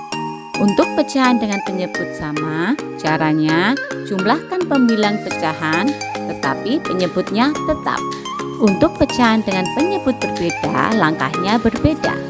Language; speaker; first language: Indonesian; native; Indonesian